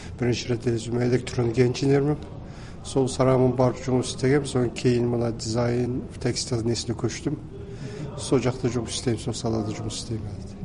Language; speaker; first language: Kazakh; early bilingual, heritage; Kazakh